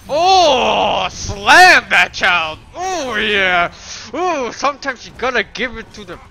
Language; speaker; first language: English; early bilingual, heritage; Dutch